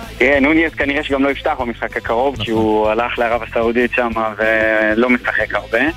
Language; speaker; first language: Hebrew; early bilingual, other home language; Spanish